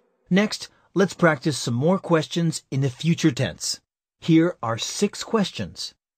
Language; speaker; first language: English; native; English